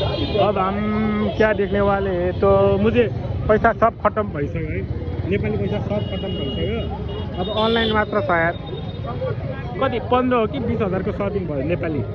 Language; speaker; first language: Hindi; non-native, learner; Nepali